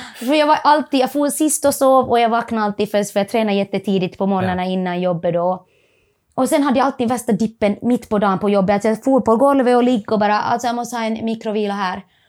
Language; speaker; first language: Swedish; native; Swedish